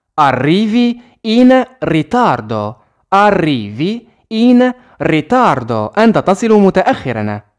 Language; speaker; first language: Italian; non-native, fluent; Arabic